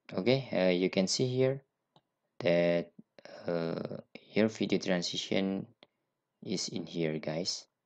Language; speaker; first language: English; non-native, learner; Indonesian